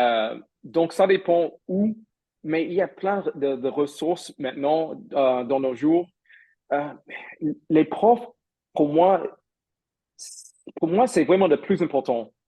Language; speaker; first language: French; non-native, fluent; English